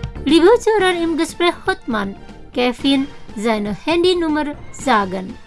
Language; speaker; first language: German; non-native, fluent; Indonesian